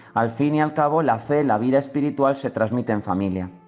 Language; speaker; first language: Spanish; native; Spanish